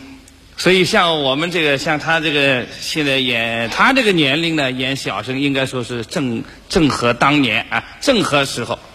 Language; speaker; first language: Chinese; native; Chinese